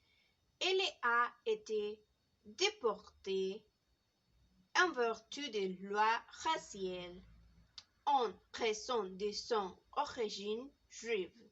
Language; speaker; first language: French; non-native, learner; Spanish